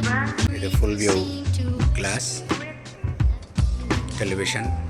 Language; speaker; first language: Tamil; native; Tamil